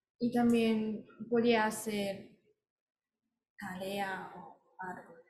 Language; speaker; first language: Spanish; non-native, learner; Japanese